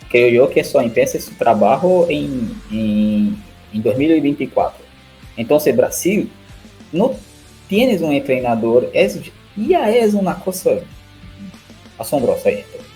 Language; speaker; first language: Spanish; non-native, learner; Portuguese